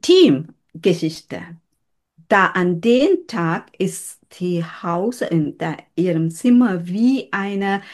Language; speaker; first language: German; non-native, fluent; Sinhala